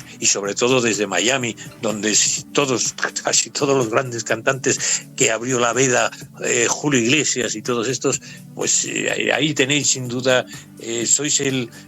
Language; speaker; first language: Spanish; native; Spanish